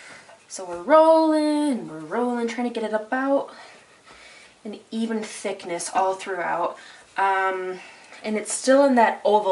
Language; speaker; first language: English; native; English